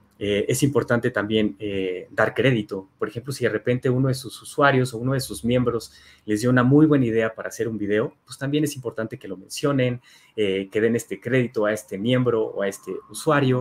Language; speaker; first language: Spanish; native; Spanish